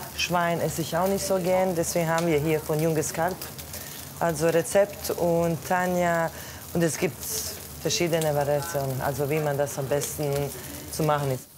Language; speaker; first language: German; non-native, fluent; Croatian